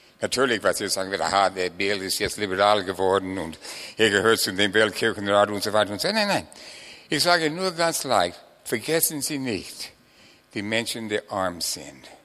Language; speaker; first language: German; non-native, fluent; English